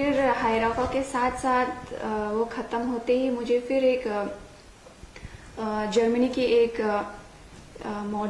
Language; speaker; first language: Hindi; non-native, local second language; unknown